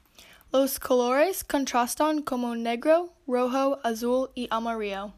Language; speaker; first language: Spanish; non-native, learner; English